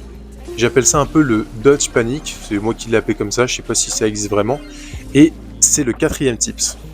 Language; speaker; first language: French; native; French